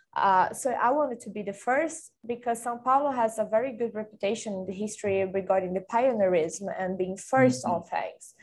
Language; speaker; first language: English; non-native, fluent; Swedish